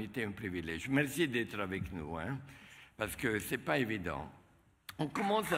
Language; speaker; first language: French; non-native, fluent; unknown